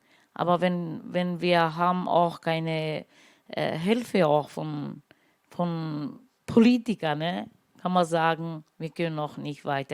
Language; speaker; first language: German; non-native, learner; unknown